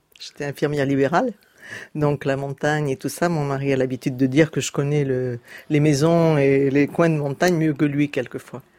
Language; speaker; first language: French; native; French